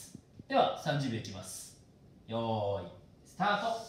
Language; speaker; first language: Japanese; native; Japanese